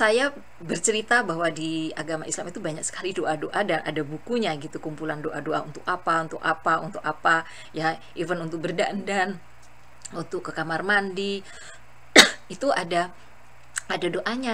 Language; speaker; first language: Indonesian; native; Indonesian